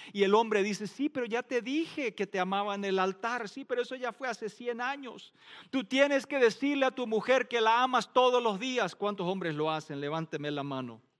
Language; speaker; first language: Spanish; non-native, local second language; Plautdietsch